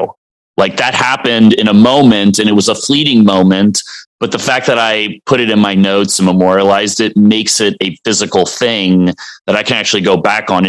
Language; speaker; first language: English; native; English